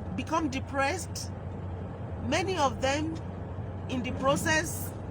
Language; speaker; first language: English; non-native, local second language; Yoruba